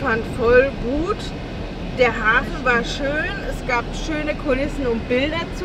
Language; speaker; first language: German; native; German